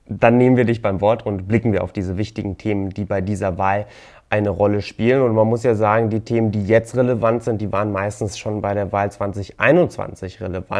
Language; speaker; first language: German; native; German